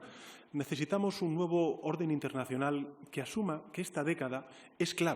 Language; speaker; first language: Spanish; native; Spanish